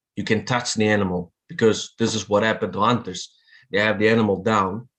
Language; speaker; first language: English; non-native, fluent; Italian